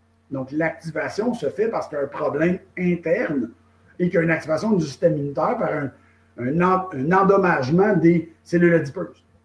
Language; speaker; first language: French; native; French